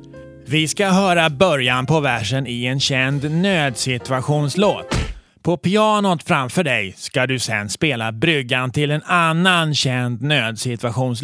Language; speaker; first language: Swedish; native; Swedish